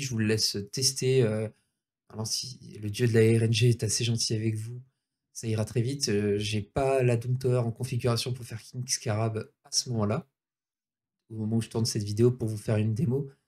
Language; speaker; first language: French; native; French